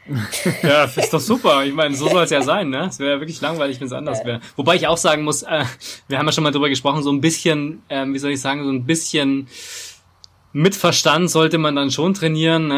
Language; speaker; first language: German; native; German